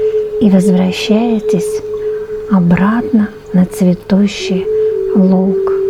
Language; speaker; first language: Russian; native; Russian